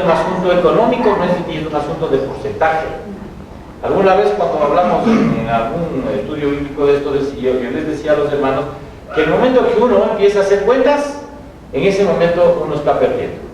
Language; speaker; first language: Spanish; native; Spanish